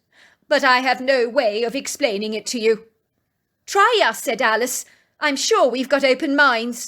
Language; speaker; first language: English; native; English